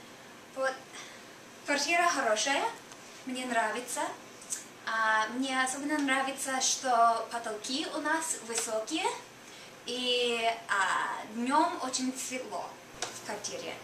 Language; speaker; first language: Russian; non-native, fluent; English